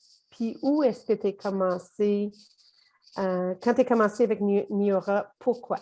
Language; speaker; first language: French; native; French